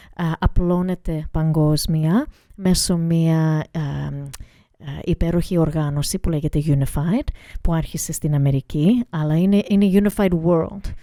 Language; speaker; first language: Greek; early bilingual, heritage; Greek